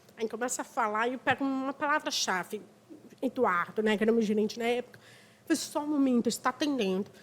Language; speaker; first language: Portuguese; native; Portuguese